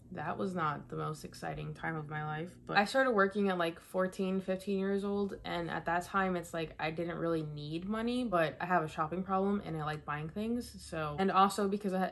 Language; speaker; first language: English; native; English